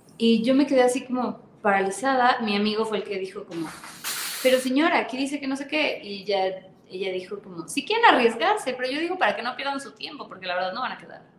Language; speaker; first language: Spanish; native; Spanish